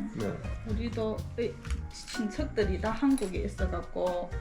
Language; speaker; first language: Korean; early bilingual, heritage; Korean